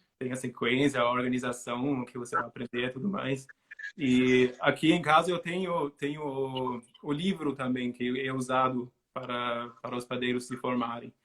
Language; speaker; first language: Portuguese; non-native, fluent; German